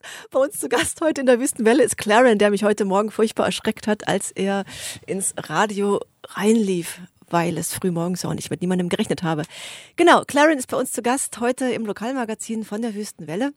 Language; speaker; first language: German; native; German